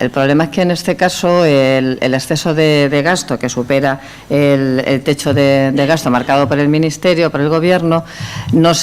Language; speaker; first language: Spanish; native; Spanish